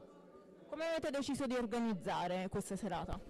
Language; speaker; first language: Italian; native; Italian